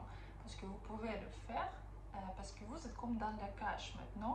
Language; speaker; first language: French; non-native, fluent; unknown